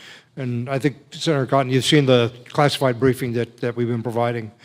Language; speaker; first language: English; native; English